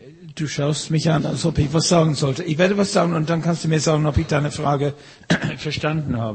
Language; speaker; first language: German; non-native, fluent; English